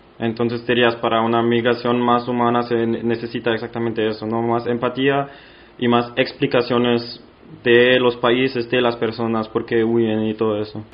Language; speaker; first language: Spanish; non-native, fluent; German